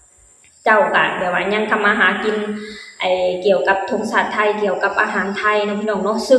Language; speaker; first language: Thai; non-native, local second language; Northeastern Thai